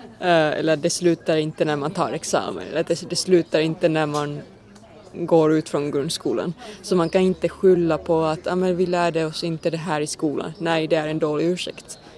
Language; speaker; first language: Swedish; non-native, local second language; Finnish